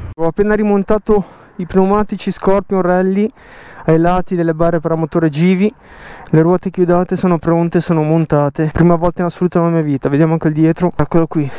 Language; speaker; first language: Italian; native; Italian